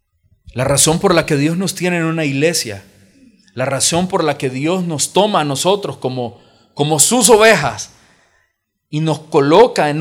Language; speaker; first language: Spanish; native; Spanish